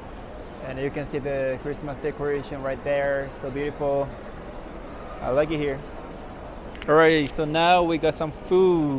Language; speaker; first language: English; non-native, fluent; Japanese